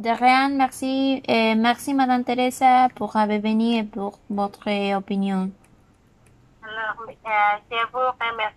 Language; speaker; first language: French; non-native, learner; Spanish